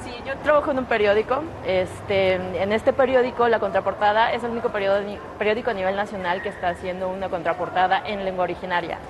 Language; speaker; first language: Spanish; non-native, local second language; Yucateco